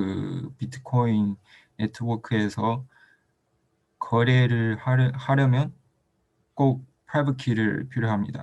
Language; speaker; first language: Korean; non-native, fluent; Chinese